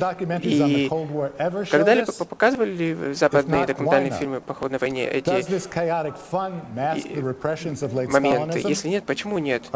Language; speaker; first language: Russian; native; Russian